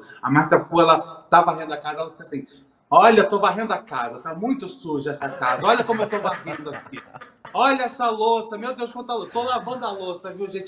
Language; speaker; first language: Portuguese; native; Portuguese